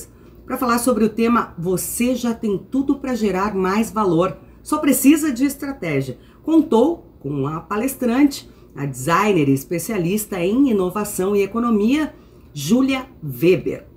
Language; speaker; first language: Portuguese; native; Portuguese